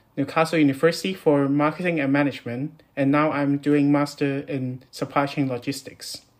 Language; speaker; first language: English; non-native, local second language; Cantonese